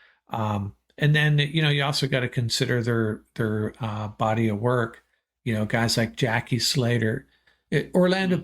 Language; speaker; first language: English; native; English